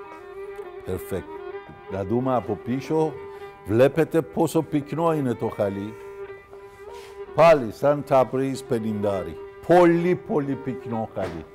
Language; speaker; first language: Greek; non-native, learner; Persian